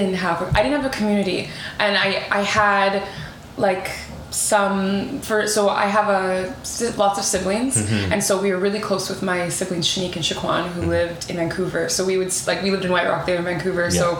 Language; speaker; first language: English; native; English